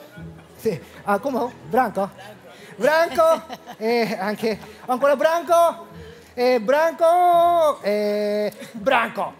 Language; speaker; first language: Spanish; non-native, learner; Japanese